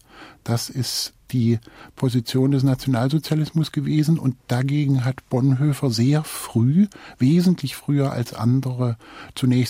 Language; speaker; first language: German; native; German